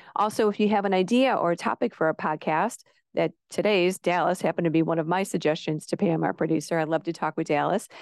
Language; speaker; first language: English; native; English